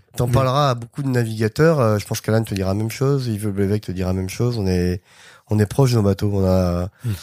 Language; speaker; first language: French; native; French